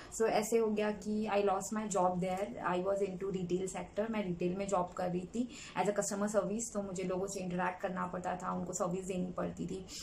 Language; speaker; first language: Hindi; native; Hindi